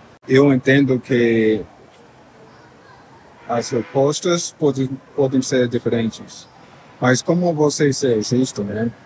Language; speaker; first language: Portuguese; non-native, fluent; English